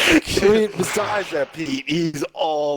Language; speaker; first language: English; native; English